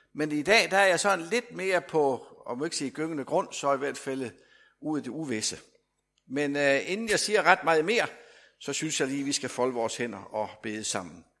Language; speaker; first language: Danish; native; Danish